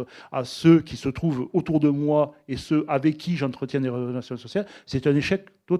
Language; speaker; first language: French; native; French